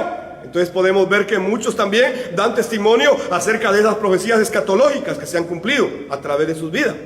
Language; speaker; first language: Spanish; native; Spanish